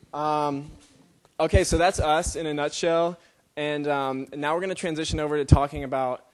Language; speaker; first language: English; native; English